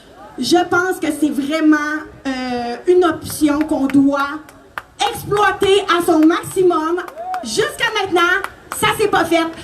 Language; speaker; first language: French; native; French